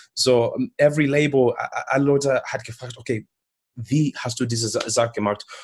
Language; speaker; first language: German; non-native, learner; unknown